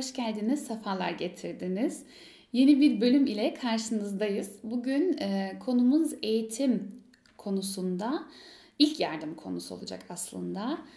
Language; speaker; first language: Turkish; early bilingual, heritage; Turkish